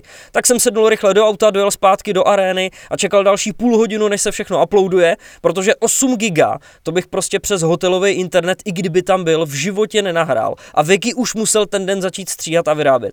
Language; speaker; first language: Czech; native; Czech